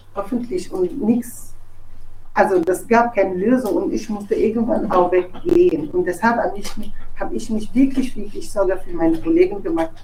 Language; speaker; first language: German; non-native, fluent; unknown